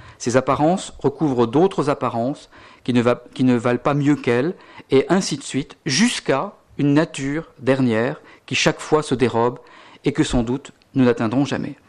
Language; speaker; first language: French; native; French